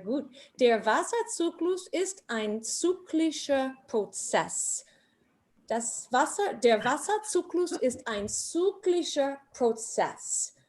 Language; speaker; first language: German; non-native, fluent; English